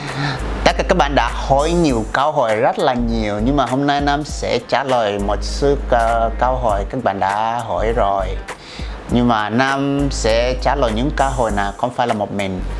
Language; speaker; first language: Vietnamese; non-native, fluent; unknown